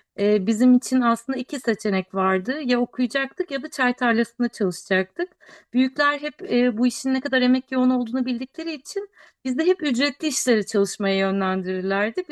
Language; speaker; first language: Turkish; native; Turkish